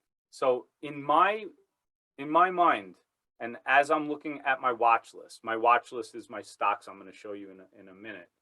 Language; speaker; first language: English; native; English